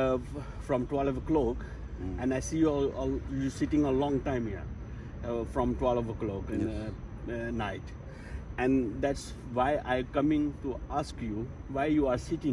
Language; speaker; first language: English; non-native, learner; Urdu